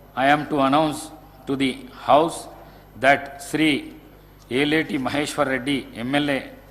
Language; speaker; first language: English; non-native, local second language; Telugu